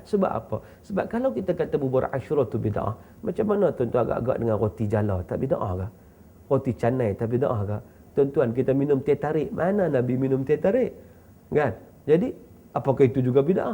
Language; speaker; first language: Malay; native; Malay